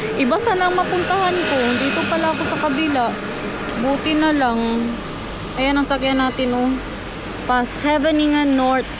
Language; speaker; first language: Filipino; non-native, local second language; Cebuano